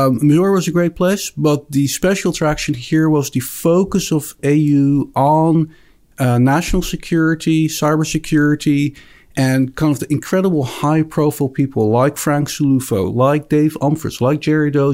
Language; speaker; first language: English; non-native, fluent; Dutch